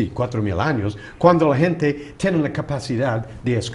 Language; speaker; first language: Spanish; non-native, fluent; English